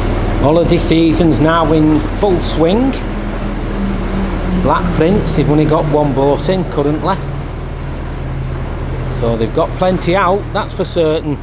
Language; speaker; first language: English; native; English